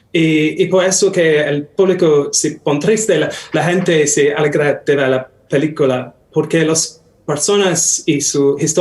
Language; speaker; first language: Spanish; non-native, learner; English